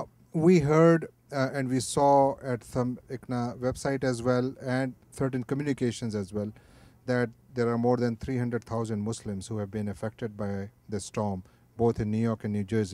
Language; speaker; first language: English; non-native, fluent; Urdu